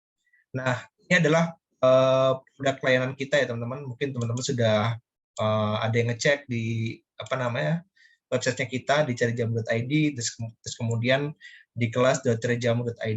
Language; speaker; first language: Indonesian; native; Indonesian